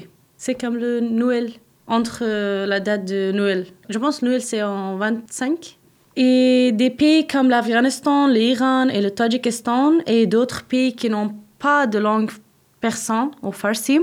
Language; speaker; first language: French; non-native, learner; Persian